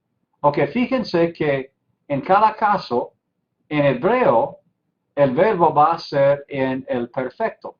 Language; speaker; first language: Spanish; non-native, fluent; English